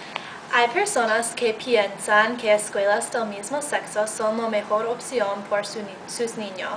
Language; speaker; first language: Spanish; non-native, learner; English